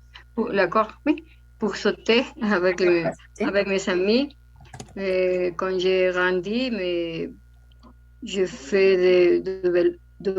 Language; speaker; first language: French; non-native, learner; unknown